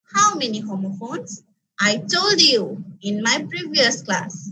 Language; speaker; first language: English; non-native, local second language; Bangla